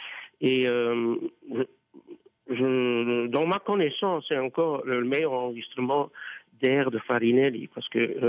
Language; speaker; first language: French; non-native, fluent; Dutch